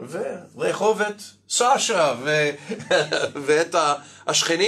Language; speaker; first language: Hebrew; non-native, fluent; English